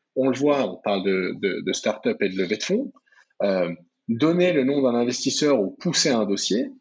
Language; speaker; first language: French; native; French